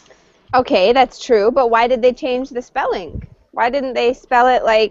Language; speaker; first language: English; native; English